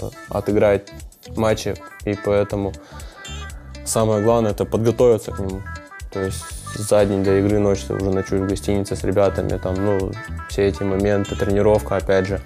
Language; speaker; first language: Russian; native; Russian